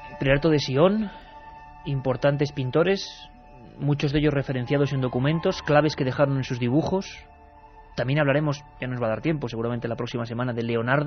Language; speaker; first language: Spanish; native; Spanish